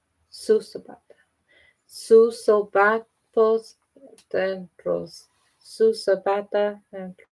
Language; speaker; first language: Spanish; non-native, learner; English